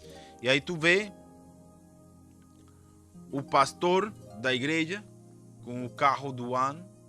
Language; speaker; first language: Portuguese; non-native, fluent; Spanish